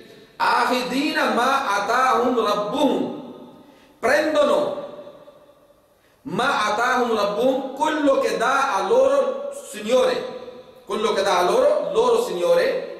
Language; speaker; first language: Italian; non-native, fluent; Urdu